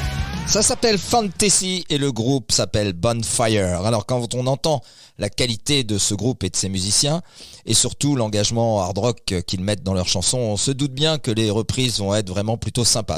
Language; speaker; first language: French; native; French